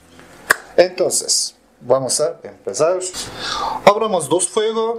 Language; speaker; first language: Spanish; non-native, learner; Turkish